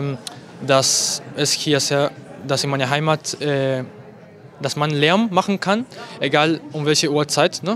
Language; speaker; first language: German; non-native, learner; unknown